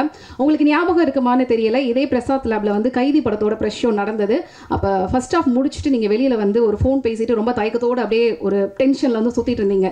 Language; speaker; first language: Tamil; native; Tamil